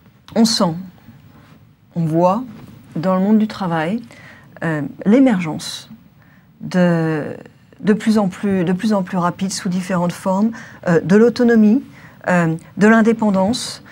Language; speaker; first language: French; native; French